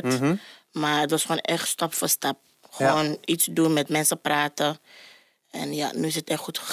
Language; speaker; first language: Dutch; non-native, fluent; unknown